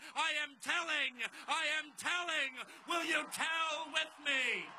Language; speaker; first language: English; native; English